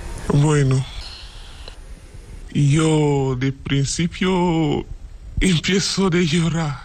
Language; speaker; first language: Spanish; non-native, learner; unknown